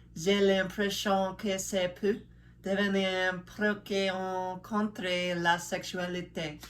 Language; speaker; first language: French; non-native, learner; English